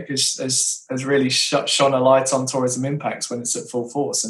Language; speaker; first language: English; native; English